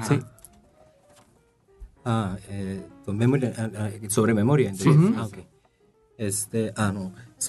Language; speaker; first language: Spanish; non-native, fluent; Japanese